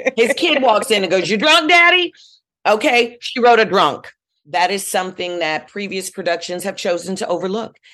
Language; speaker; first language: English; native; English